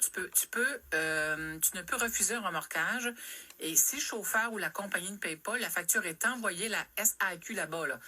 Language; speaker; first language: French; native; French